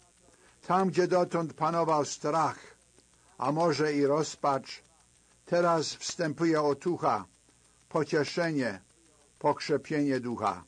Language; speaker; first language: Polish; native; Polish